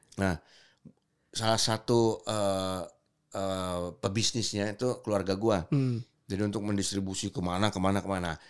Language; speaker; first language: Indonesian; native; Indonesian